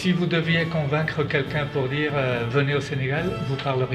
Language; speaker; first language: French; native; French